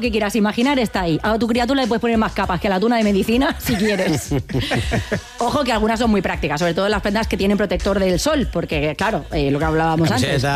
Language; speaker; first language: Spanish; native; Spanish